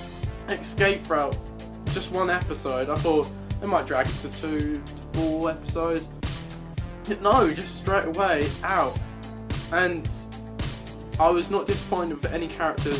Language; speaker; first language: English; native; English